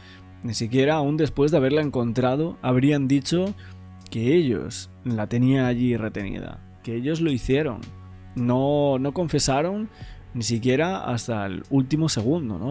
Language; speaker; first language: Spanish; native; Spanish